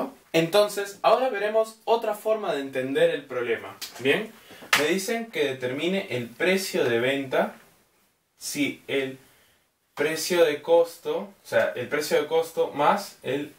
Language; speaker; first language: Spanish; native; Spanish